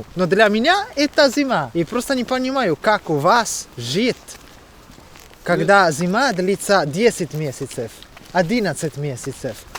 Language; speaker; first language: Russian; non-native, learner; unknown